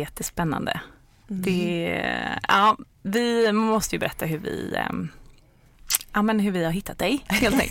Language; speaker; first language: Swedish; native; Swedish